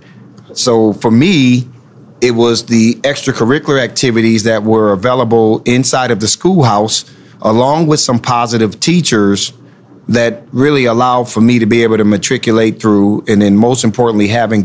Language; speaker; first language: English; native; English